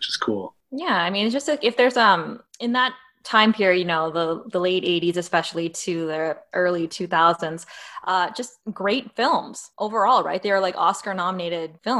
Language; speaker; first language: English; native; English